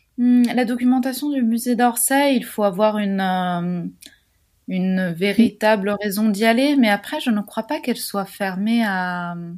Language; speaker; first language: French; non-native, fluent; Italian